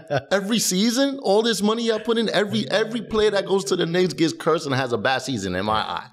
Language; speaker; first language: English; early bilingual, other home language; Spanish